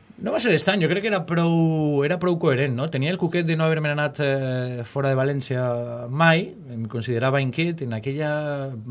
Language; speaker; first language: Catalan; native; Catalan